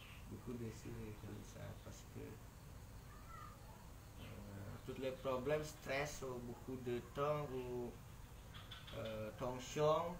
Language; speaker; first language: French; non-native, learner; Indonesian